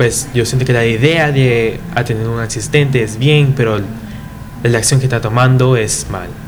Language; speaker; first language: Spanish; early bilingual, heritage; English